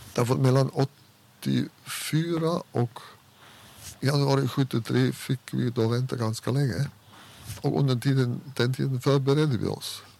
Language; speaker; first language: Swedish; non-native, fluent; German